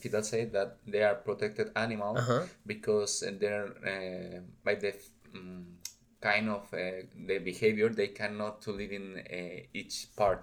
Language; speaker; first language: English; non-native, learner; Spanish